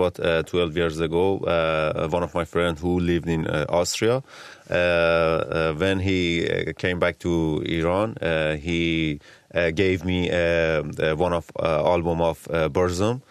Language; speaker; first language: English; non-native, learner; Persian